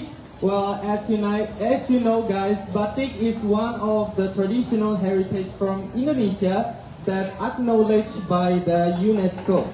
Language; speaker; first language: English; non-native, fluent; Indonesian